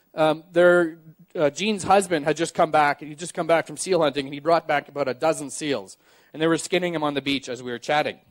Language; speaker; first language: English; native; English